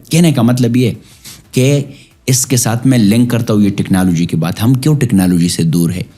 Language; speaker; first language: Urdu; non-native, local second language; Pashto